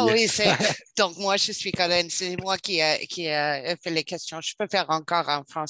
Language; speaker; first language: French; non-native, learner; English